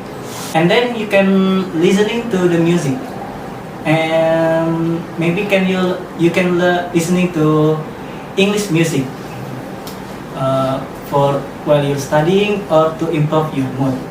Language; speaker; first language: English; non-native, learner; Indonesian